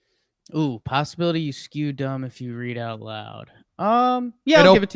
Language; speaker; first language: English; native; English